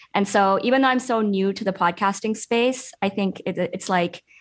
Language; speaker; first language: English; early bilingual, other home language; Urdu